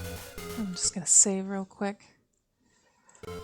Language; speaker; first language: English; native; English